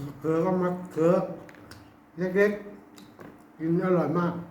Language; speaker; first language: Thai; non-native, local second language; Lao